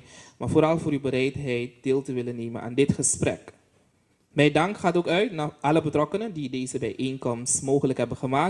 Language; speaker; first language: Dutch; native; Dutch